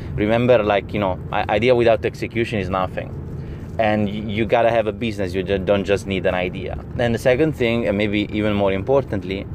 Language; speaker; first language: English; non-native, fluent; Italian